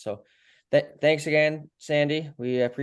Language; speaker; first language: English; native; English